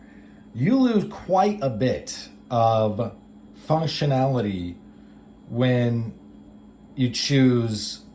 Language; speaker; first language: English; native; English